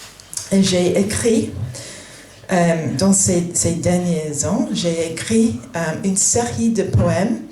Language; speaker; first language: French; non-native, fluent; English